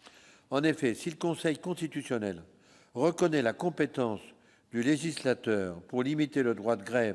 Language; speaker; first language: French; native; French